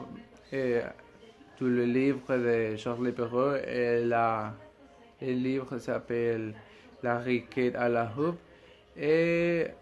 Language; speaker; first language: French; non-native, learner; Spanish